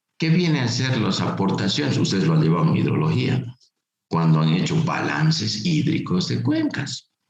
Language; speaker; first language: Spanish; native; Spanish